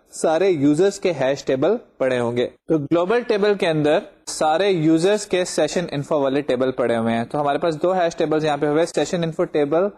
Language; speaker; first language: Urdu; native; Urdu